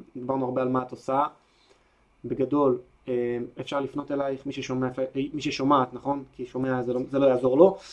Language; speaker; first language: Hebrew; native; Hebrew